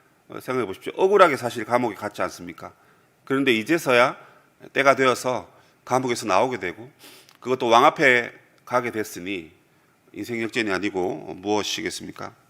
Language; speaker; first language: Korean; native; Korean